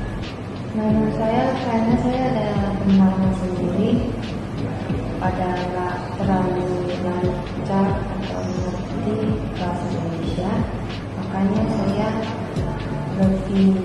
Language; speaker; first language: Indonesian; non-native, local second language; Min Nan Chinese